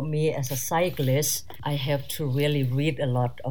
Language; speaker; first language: English; non-native, fluent; Thai